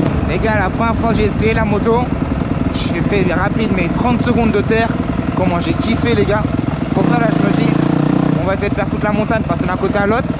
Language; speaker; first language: French; native; French